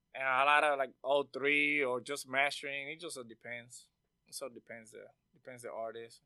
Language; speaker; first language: English; non-native, fluent; Spanish